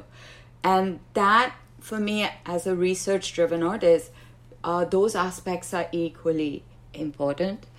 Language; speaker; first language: English; non-native, local second language; Urdu